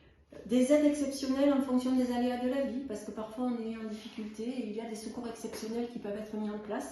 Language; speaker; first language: French; native; French